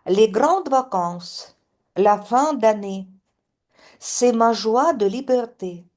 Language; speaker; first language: French; non-native, learner; Russian